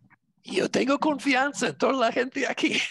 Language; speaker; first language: Spanish; non-native, fluent; English